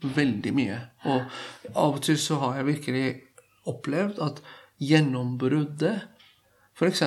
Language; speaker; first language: Norwegian; non-native, fluent; Persian